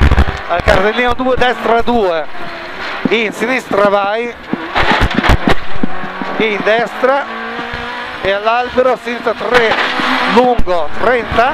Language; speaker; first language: Italian; native; Italian